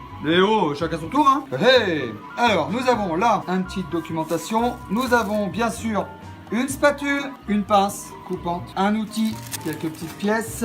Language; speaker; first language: French; native; French